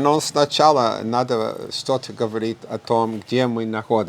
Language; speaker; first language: Russian; non-native, fluent; English